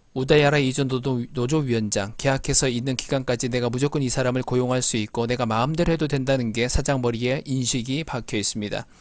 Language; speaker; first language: Korean; native; Korean